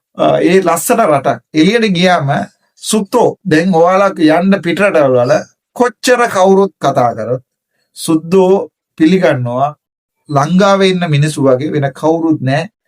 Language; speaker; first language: Sinhala; non-native, local second language; Tamil